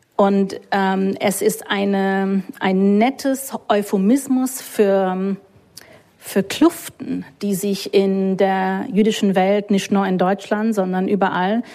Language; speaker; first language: German; non-native, fluent; English